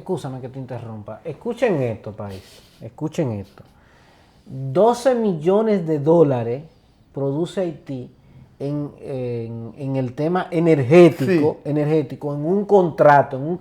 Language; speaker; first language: Spanish; native; Spanish